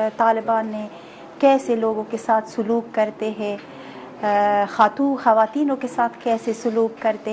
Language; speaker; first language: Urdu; non-native, fluent; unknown